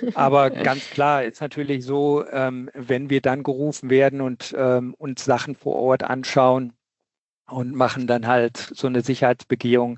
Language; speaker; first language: German; native; German